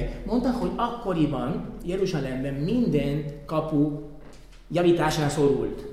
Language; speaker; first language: Hungarian; non-native, fluent; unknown